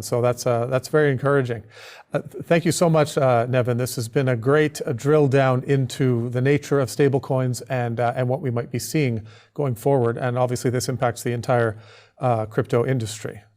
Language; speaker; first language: English; native; English